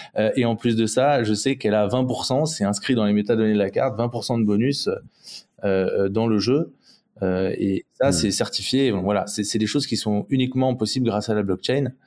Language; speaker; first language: French; native; French